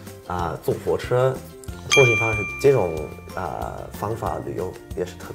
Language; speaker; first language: Chinese; non-native, fluent; English